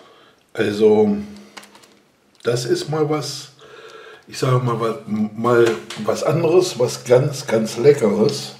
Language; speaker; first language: German; native; German